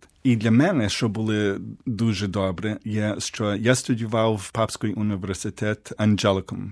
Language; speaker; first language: Ukrainian; early bilingual, heritage; Ukrainian